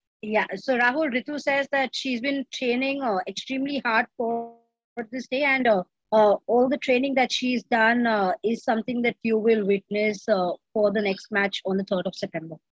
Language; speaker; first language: English; non-native, local second language; Hindi